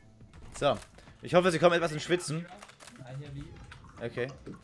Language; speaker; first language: German; native; German